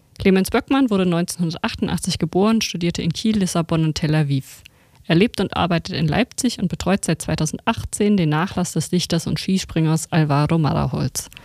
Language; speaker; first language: German; native; German